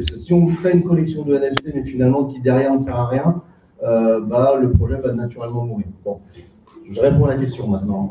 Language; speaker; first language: French; native; French